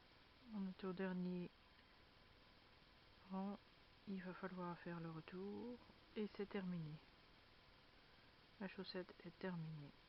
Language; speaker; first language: French; native; French